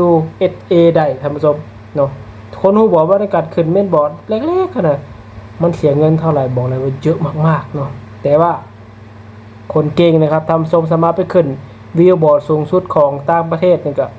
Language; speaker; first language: Thai; non-native, local second language; Lao